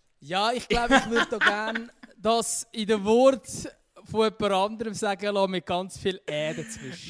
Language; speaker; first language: German; native; German